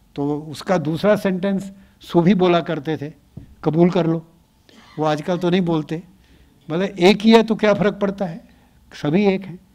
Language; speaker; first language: Hindi; native; Hindi